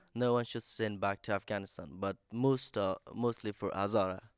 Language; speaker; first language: English; non-native, learner; Persian